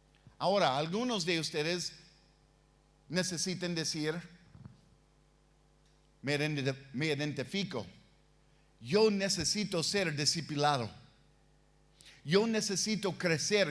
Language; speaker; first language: Spanish; non-native, fluent; English